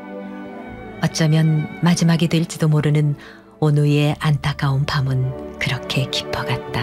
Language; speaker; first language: Korean; native; Korean